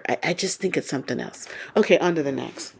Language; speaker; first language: English; native; English